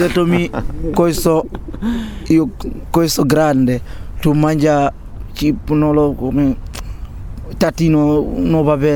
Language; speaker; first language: Italian; non-native, learner; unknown